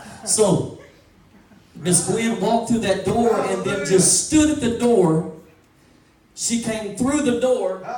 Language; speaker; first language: English; native; English